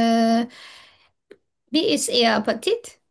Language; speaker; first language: German; non-native, learner; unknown